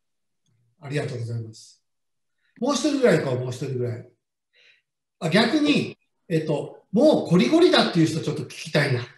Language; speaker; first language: Japanese; native; Japanese